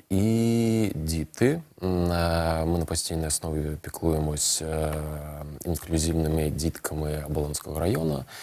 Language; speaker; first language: Ukrainian; non-native, fluent; Russian